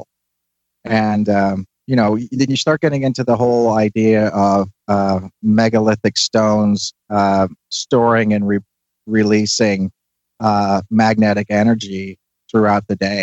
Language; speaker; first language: English; native; English